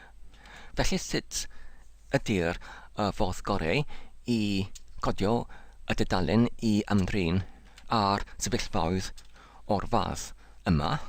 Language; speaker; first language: Welsh; non-native, learner; English